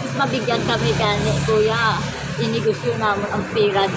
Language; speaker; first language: Filipino; non-native, local second language; Cebuano